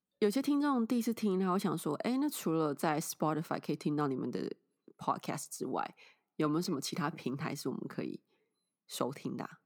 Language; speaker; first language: Chinese; native; Chinese